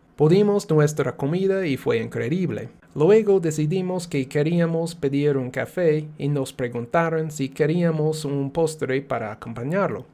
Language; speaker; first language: Spanish; non-native, learner; English